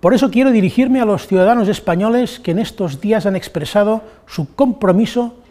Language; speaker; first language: Spanish; non-native, local second language; Catalan